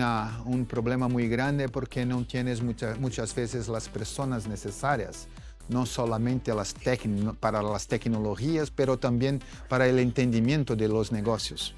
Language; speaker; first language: Spanish; non-native, fluent; Portuguese